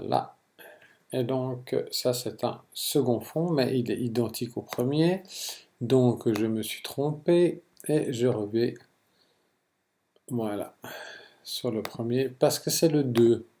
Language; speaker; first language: French; native; French